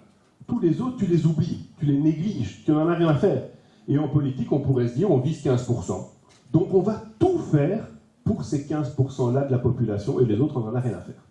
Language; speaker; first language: French; native; French